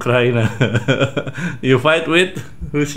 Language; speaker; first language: English; non-native, learner; Indonesian